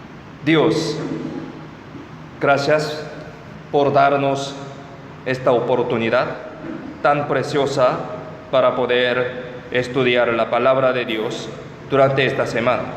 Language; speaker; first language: Spanish; non-native, fluent; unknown